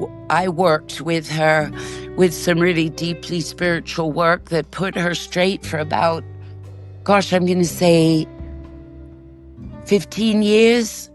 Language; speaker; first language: English; native; English